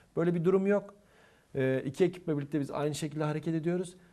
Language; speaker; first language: Turkish; non-native, local second language; Kurdish